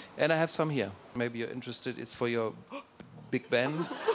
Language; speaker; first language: English; non-native, fluent; German